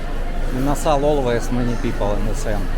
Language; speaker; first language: English; non-native, learner; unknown